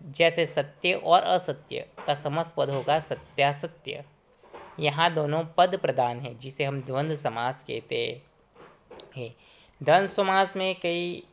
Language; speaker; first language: Hindi; non-native, local second language; Gujarati